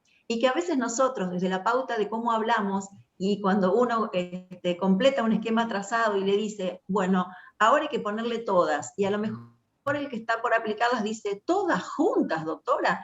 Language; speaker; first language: Spanish; native; Spanish